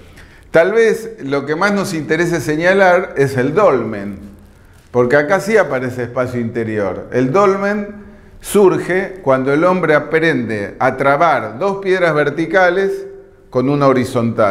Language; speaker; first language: Spanish; native; Spanish